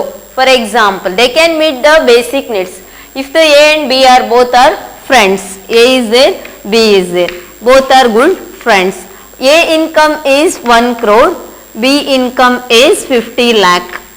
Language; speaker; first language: English; non-native, local second language; Kannada